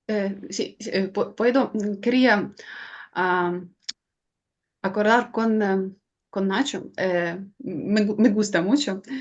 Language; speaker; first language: Spanish; non-native, fluent; Ukrainian